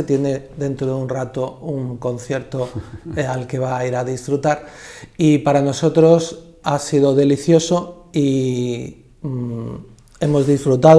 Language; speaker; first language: Spanish; native; Spanish